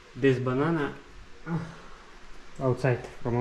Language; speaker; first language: English; non-native, learner; Russian